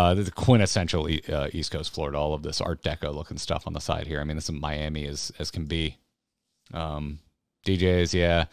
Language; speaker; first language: English; native; English